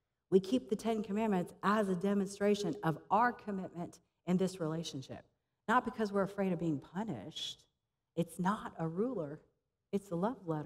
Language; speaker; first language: English; native; English